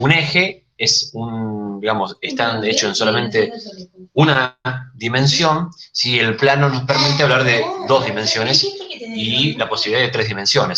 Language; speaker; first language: Spanish; native; Spanish